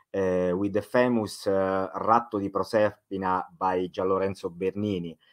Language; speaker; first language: English; non-native, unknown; Italian